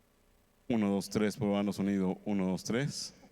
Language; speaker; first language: Spanish; native; Spanish